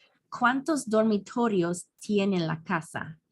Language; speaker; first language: Spanish; non-native, fluent; English